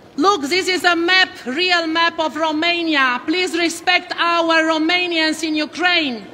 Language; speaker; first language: English; non-native, learner; Romanian